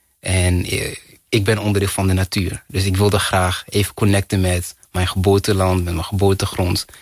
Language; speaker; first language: Dutch; early bilingual, other home language; Kinyarwanda